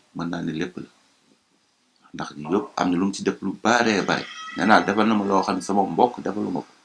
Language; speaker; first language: Wolof; native; Wolof